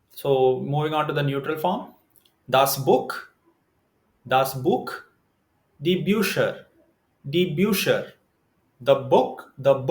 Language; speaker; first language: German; non-native, learner; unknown